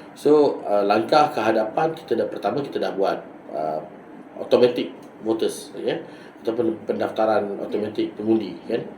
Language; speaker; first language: Malay; native; Malay